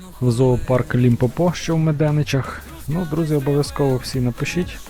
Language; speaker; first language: Ukrainian; native; Ukrainian